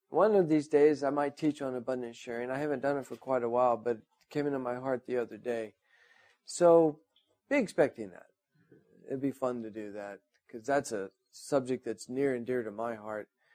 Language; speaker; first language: English; native; English